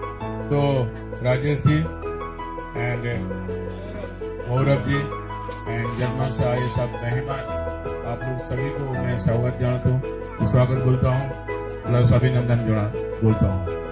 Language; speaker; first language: Hindi; non-native, local second language; Odia